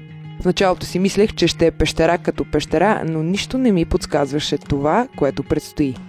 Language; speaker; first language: Bulgarian; native; Bulgarian